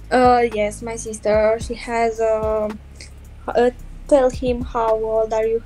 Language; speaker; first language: English; non-native, learner; Romanian